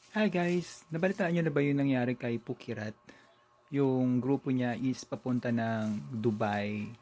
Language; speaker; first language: Filipino; native; Filipino